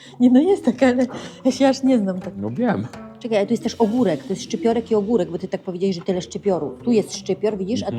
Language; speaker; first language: Polish; native; Polish